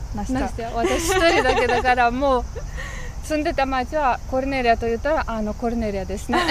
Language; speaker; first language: Japanese; non-native, fluent; Romanian